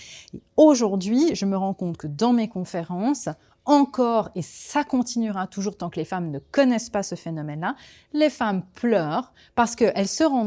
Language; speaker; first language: French; native; French